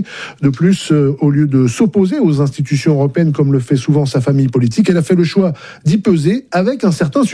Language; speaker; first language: French; native; French